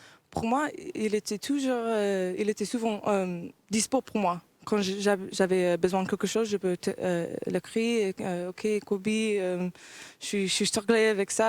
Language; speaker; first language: French; early bilingual, heritage; English